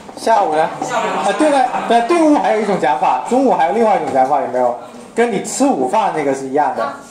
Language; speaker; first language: Chinese; native; Chinese